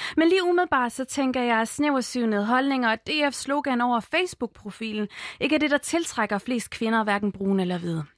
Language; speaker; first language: Danish; early bilingual, other home language; Arabic